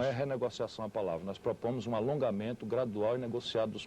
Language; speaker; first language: Portuguese; native; Portuguese